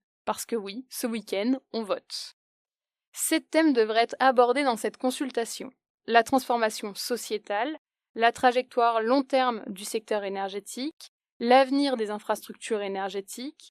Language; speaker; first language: French; native; French